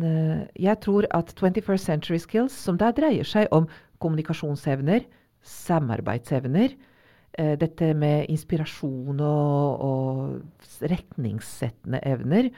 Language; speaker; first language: Norwegian; non-native, fluent; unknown